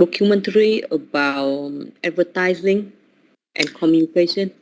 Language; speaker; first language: English; non-native, learner; Vietnamese